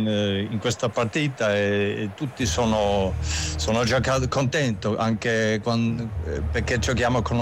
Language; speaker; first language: Italian; non-native, fluent; German